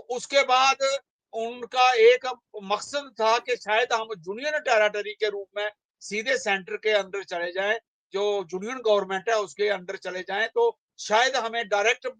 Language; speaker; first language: Hindi; non-native, local second language; Dogri